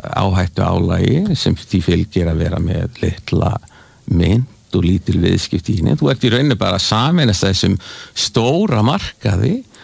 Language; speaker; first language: Icelandic; native; Icelandic